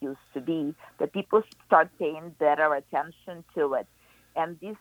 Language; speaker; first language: English; non-native, fluent; Ukrainian